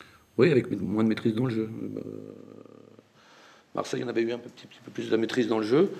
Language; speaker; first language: French; native; French